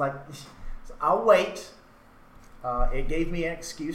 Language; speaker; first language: English; native; English